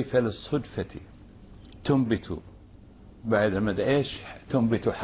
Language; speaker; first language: Arabic; native; Arabic